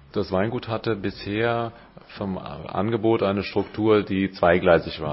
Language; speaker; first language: German; native; German